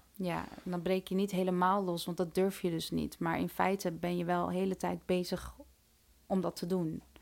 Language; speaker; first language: Dutch; early bilingual, other home language; Turkish